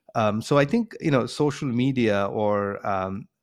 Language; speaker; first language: English; non-native, local second language; Bangla